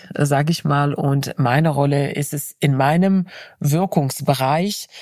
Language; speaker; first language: German; non-native, fluent; Arabic